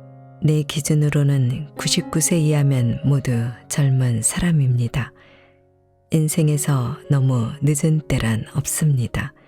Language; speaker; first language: Korean; native; Korean